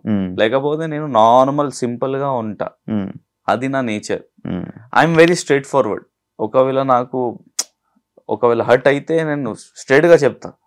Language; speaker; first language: Telugu; non-native, local second language; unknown